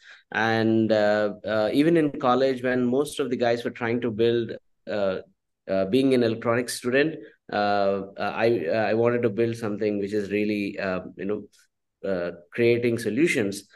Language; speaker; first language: English; non-native, local second language; Telugu